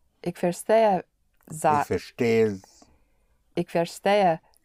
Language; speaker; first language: German; non-native, learner; English